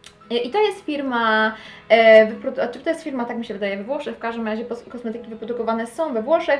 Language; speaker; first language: Polish; native; Polish